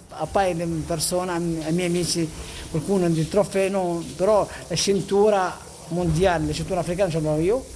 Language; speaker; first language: Italian; non-native, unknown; Arabic